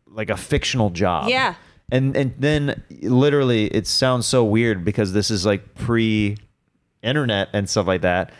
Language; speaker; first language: English; native; English